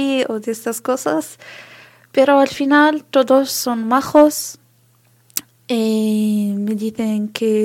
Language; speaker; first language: Spanish; non-native, learner; Arabic